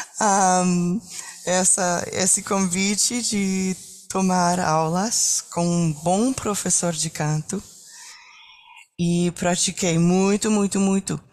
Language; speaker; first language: Portuguese; non-native, learner; French